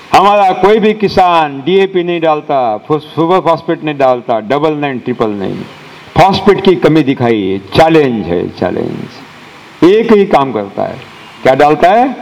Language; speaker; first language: Hindi; non-native, local second language; Marathi